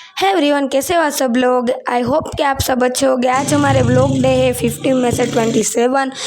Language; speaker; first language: Hindi; non-native, local second language; Gujarati